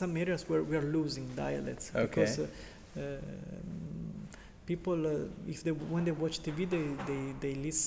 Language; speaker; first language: English; non-native, fluent; Italian